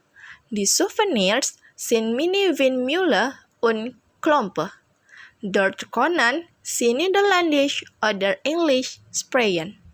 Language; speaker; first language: German; non-native, learner; Indonesian